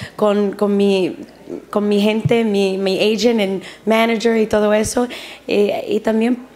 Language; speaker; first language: Spanish; early bilingual, heritage; Spanish